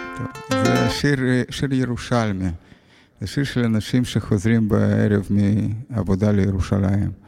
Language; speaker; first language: Hebrew; non-native, fluent; Russian